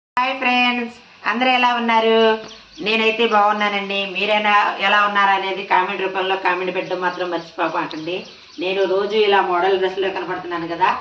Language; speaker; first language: Telugu; non-native, local second language; Lambadi